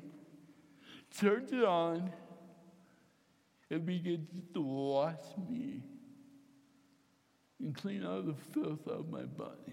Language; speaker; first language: English; native; English